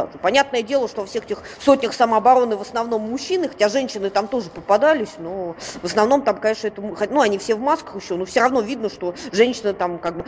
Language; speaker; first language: Russian; native; Russian